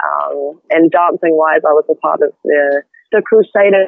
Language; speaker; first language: English; native; English